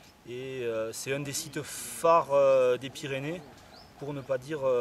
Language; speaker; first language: French; native; French